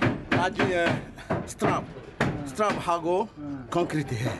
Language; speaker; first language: Korean; non-native, learner; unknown